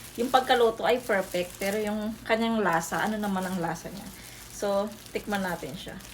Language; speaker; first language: Filipino; native; Filipino